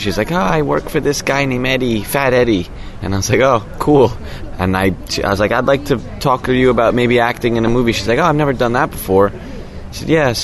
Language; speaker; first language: English; native; English